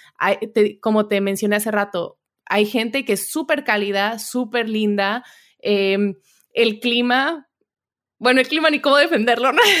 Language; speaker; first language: Spanish; native; Spanish